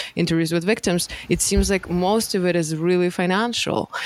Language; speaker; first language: English; non-native, fluent; Russian